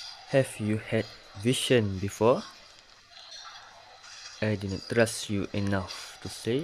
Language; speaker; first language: English; non-native, local second language; Malay